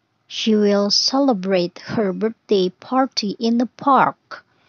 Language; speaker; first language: English; non-native, fluent; Indonesian